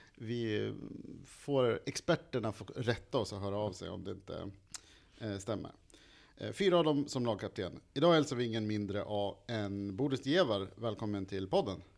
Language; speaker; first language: Swedish; native; Swedish